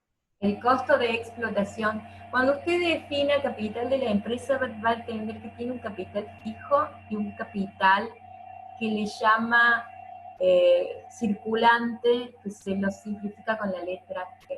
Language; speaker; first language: Spanish; native; Spanish